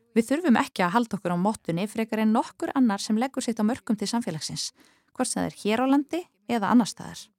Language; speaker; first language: Icelandic; non-native, fluent; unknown